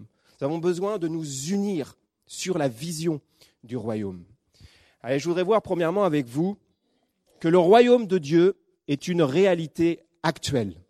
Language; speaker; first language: French; native; French